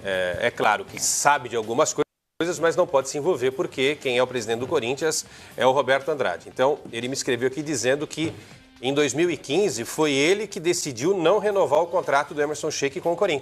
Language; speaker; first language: Portuguese; native; Portuguese